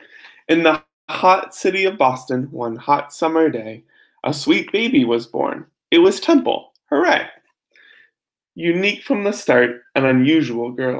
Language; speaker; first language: English; native; English